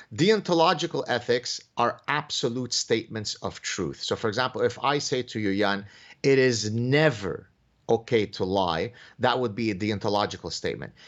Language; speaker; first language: English; early bilingual, other home language; Arabic